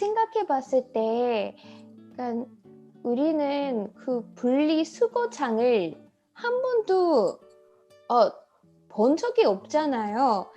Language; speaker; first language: Korean; non-native, fluent; English